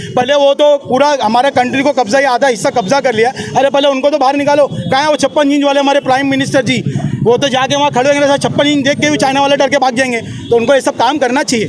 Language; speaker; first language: Hindi; native; Hindi